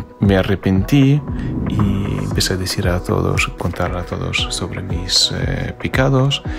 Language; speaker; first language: Spanish; non-native, fluent; Ukrainian